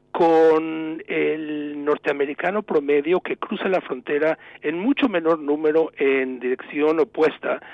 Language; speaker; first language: Spanish; native; Spanish